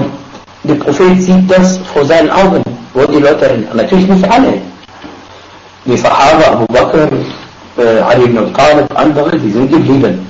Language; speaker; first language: German; non-native, fluent; Arabic